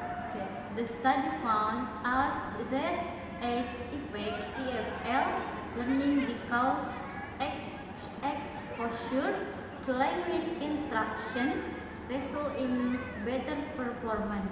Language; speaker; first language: English; non-native, learner; Indonesian